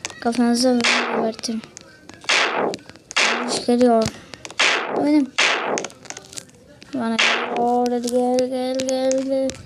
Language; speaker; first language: Turkish; native; Turkish